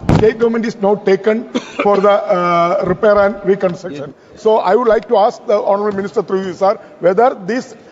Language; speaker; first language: English; non-native, local second language; Malayalam